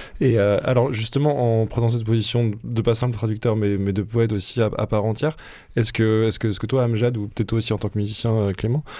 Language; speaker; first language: French; native; French